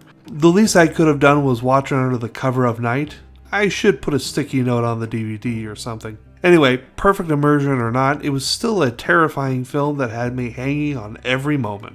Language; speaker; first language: English; native; English